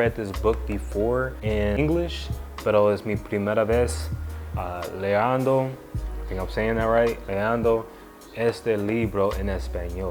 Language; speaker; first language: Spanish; non-native, learner; English